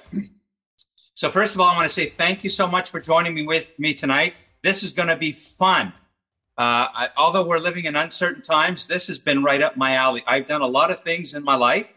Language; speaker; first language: English; native; English